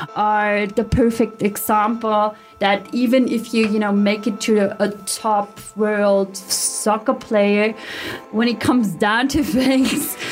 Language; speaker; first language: English; early bilingual, heritage; German